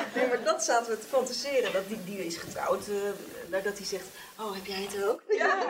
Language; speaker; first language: Dutch; native; Dutch